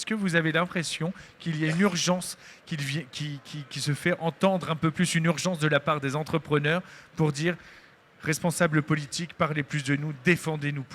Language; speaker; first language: French; native; French